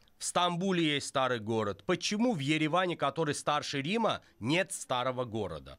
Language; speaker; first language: Russian; non-native, local second language; Azerbaijani